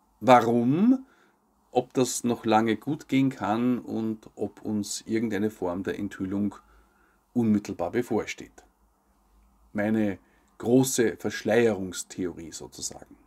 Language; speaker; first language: German; native; German